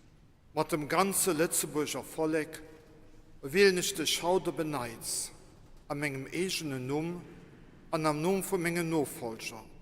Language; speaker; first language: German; non-native, local second language; Luxembourgish